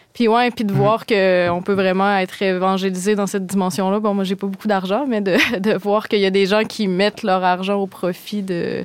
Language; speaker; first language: French; native; French